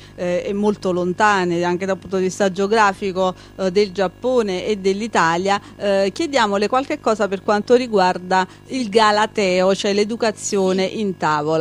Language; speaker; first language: Italian; native; Italian